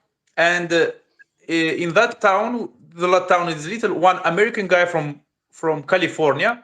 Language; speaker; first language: English; non-native, learner; Russian